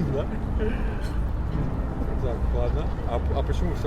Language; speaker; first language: Russian; native; Russian